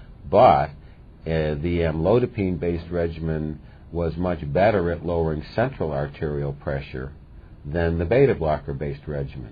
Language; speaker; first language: English; native; English